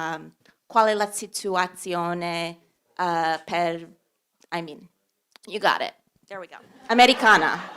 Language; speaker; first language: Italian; non-native, learner; English